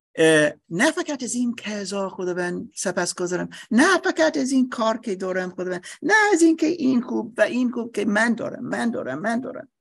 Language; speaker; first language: Persian; non-native, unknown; English